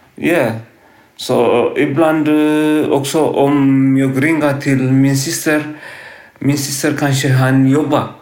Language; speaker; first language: Swedish; non-native, learner; Tigrinya